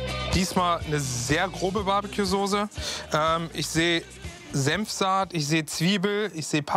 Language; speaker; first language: German; native; German